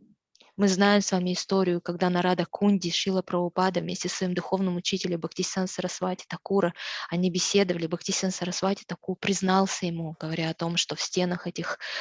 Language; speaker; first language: Russian; native; Russian